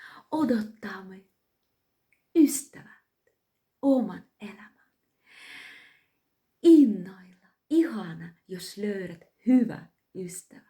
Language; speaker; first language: Finnish; non-native, learner; Russian